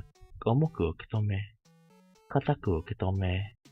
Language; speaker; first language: Japanese; non-native, fluent; Malay